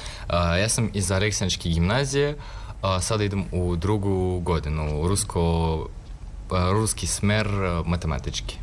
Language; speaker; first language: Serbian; early bilingual, other home language; Russian